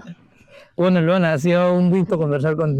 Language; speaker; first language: Spanish; native; Spanish